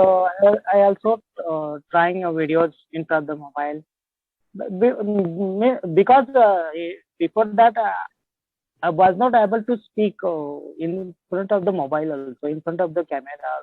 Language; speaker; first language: English; non-native, learner; Marathi